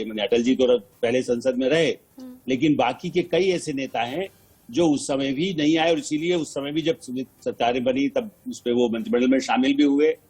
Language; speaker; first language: Hindi; native; Hindi